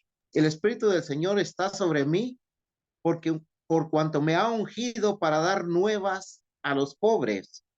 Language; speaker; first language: Spanish; native; Spanish